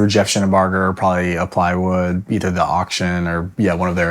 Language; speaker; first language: English; native; English